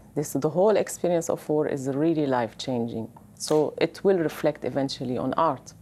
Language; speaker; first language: English; non-native, fluent; Arabic